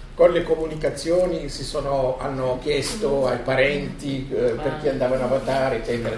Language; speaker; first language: Italian; non-native, fluent; Arabic